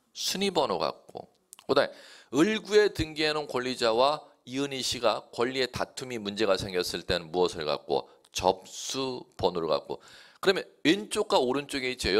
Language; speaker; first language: Korean; native; Korean